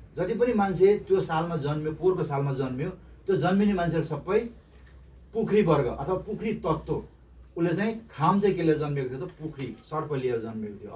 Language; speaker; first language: Nepali; non-native, local second language; Eastern Tamang